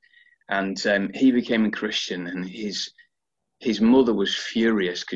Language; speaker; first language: English; native; English